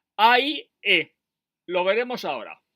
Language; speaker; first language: Spanish; non-native, fluent; French